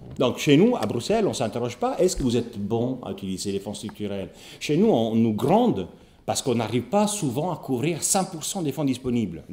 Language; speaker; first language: French; non-native, fluent; Italian